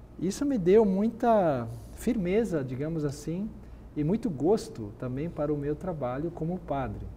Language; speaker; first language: Portuguese; native; Portuguese